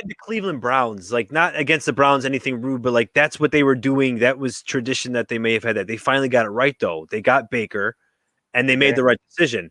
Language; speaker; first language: English; native; English